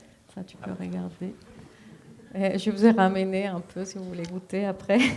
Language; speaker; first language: French; non-native, fluent; Spanish